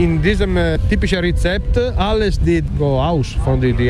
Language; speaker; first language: German; non-native, learner; Italian